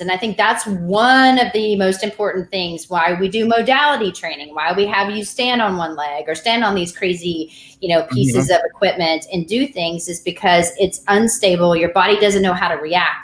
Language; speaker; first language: English; native; English